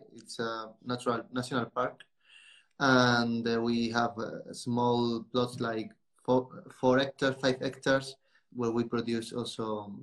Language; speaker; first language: English; non-native, learner; Spanish